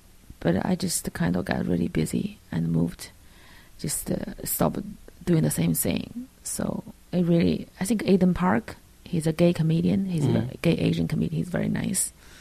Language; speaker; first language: English; non-native, fluent; Chinese